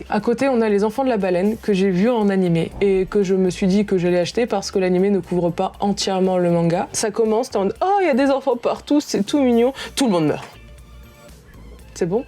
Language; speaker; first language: French; native; French